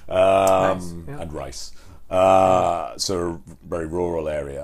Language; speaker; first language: English; native; English